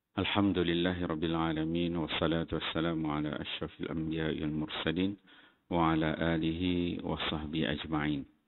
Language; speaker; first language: Malay; native; Malay